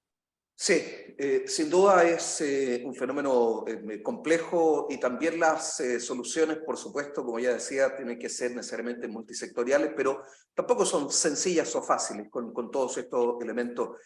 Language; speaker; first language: Spanish; native; Spanish